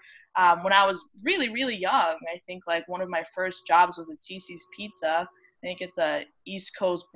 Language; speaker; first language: English; non-native, fluent; Romanian